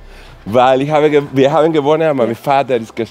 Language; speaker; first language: German; non-native, fluent; Spanish